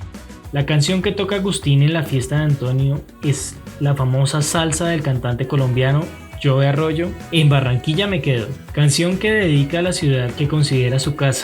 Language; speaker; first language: Spanish; native; Spanish